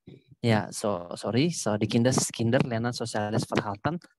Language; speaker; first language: German; non-native, fluent; Indonesian